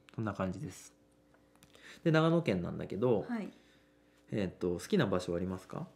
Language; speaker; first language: Japanese; native; Japanese